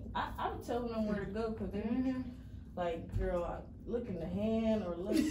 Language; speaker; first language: English; native; English